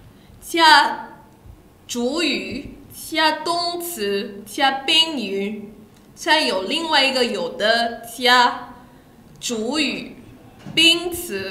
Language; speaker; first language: Chinese; non-native, fluent; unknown